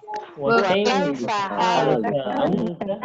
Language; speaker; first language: Arabic; non-native, learner; Indonesian